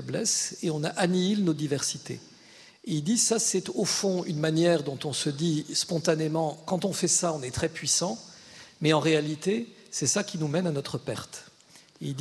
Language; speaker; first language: French; native; French